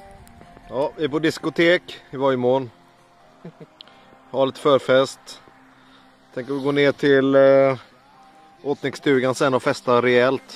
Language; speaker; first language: Swedish; native; Swedish